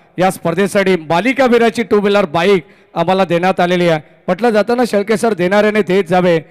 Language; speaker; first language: Marathi; native; Marathi